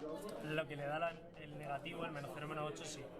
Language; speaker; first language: Spanish; native; Spanish